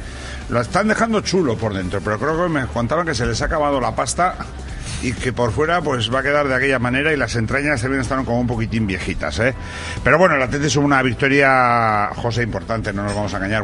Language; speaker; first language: Spanish; native; Spanish